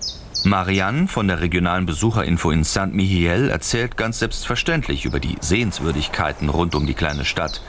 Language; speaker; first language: German; native; German